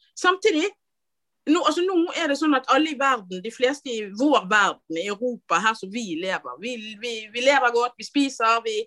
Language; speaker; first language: Norwegian; native; Norwegian